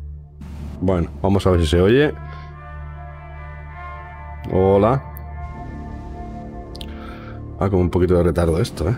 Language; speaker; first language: Spanish; native; Spanish